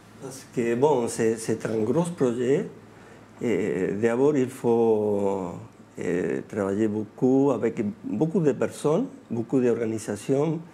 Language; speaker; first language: French; non-native, fluent; Spanish